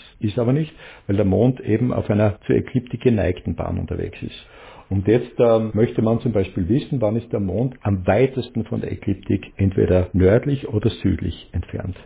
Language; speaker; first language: German; native; German